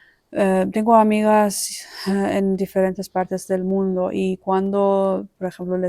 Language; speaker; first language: Spanish; non-native, fluent; Persian